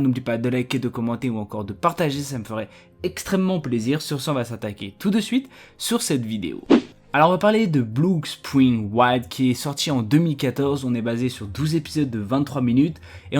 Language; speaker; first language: French; native; French